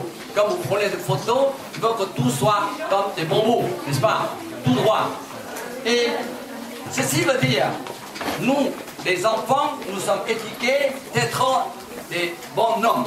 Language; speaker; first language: French; non-native, fluent; Chinese